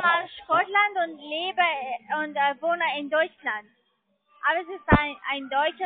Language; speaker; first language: German; non-native, learner; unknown